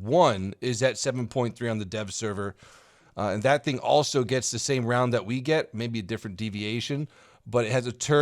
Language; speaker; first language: English; native; English